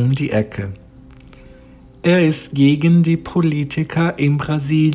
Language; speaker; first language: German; non-native, fluent; Portuguese